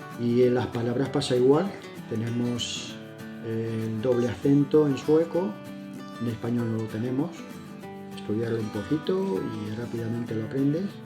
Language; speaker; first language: Spanish; native; Spanish